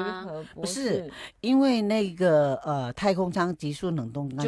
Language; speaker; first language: Chinese; native; Chinese